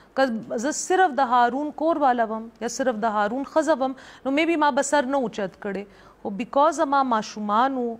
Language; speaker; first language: Pashto; non-native, local second language; Northern Hindko